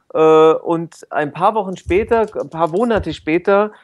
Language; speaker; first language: German; native; German